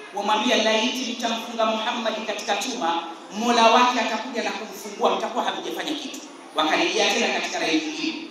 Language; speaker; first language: Swahili; native; Swahili